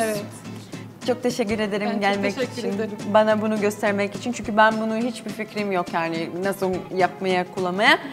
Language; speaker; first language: Turkish; non-native, learner; Portuguese